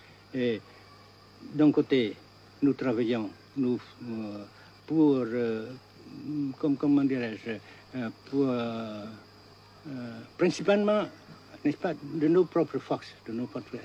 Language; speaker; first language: French; non-native, fluent; Vietnamese